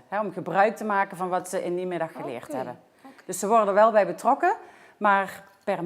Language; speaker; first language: Dutch; native; Dutch